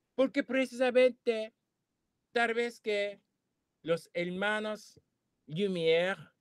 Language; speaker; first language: Spanish; non-native, fluent; Japanese